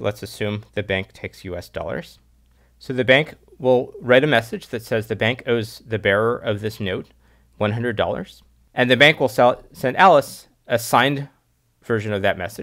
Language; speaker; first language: English; native; English